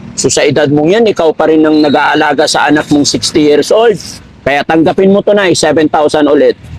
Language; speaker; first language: Filipino; native; Filipino